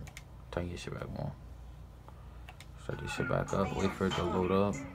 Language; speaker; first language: English; native; English